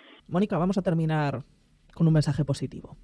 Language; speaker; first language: Spanish; native; Spanish